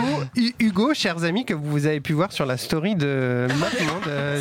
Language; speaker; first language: French; native; French